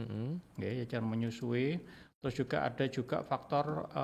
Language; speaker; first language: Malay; non-native, local second language; Javanese